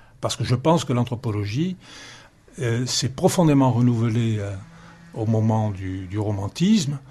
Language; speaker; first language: French; native; French